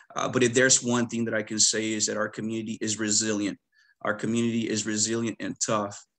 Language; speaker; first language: English; early bilingual, other home language; Spanish